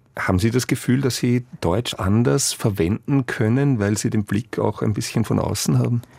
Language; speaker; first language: German; native; German